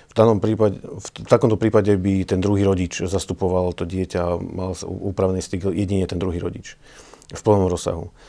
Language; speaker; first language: Slovak; native; Slovak